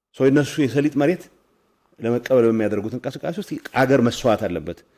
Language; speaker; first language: Amharic; non-native, local second language; Tigrinya